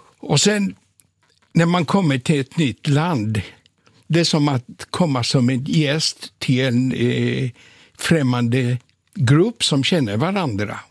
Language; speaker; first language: Swedish; non-native, fluent; Polish